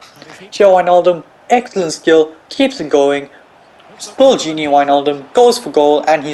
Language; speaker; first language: English; native; English